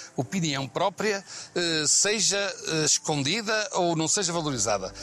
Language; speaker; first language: Portuguese; native; Portuguese